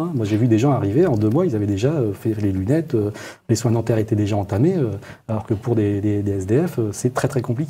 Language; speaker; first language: French; native; French